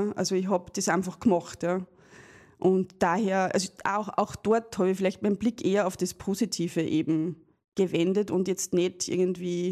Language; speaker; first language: German; native; German